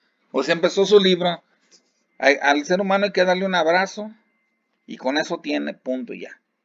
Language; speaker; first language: Spanish; native; Spanish